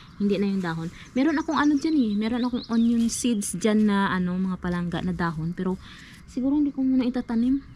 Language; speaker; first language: Filipino; non-native, local second language; Cebuano